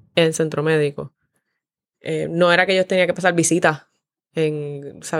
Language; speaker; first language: Spanish; native; Spanish